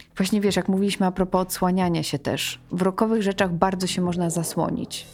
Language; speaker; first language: Polish; early bilingual, heritage; Polish